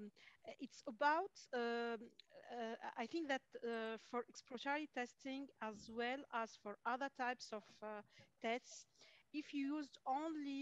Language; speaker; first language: English; non-native, fluent; Arabic